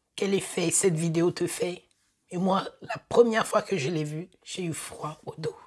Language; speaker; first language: French; native; French